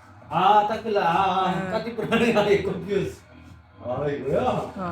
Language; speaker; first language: Korean; native; Korean